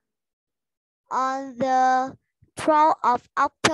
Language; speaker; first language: English; non-native, learner; Vietnamese